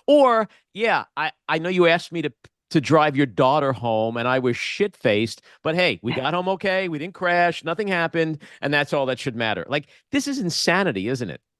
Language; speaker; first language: English; native; English